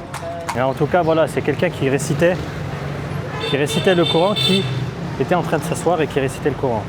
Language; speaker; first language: French; native; French